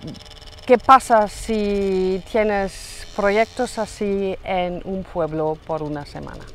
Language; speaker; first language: Spanish; non-native, fluent; German